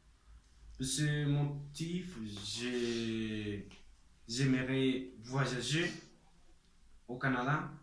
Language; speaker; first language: French; non-native, learner; Spanish